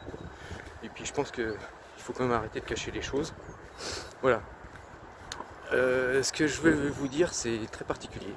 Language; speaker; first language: French; native; French